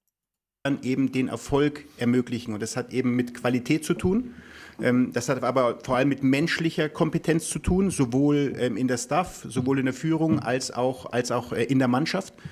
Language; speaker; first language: German; native; German